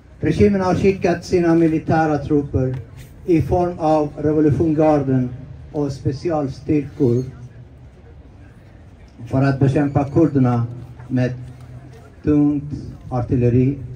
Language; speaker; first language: Swedish; non-native, fluent; Persian